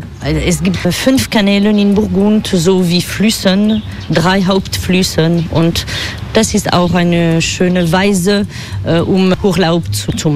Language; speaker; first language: German; non-native, fluent; French